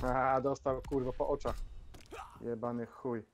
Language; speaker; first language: Polish; native; Polish